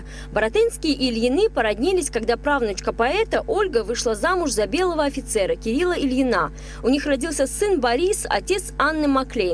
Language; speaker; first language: Russian; native; Russian